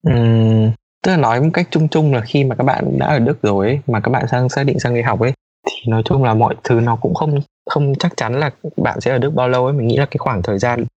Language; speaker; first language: Vietnamese; native; Vietnamese